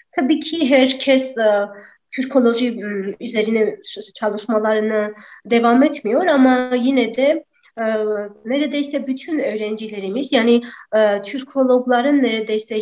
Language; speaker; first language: Turkish; non-native, fluent; Armenian